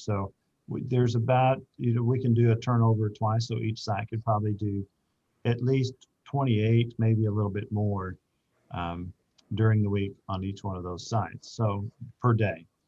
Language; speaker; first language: English; native; English